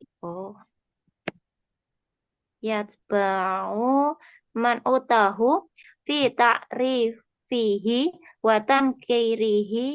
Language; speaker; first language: Arabic; non-native, learner; Indonesian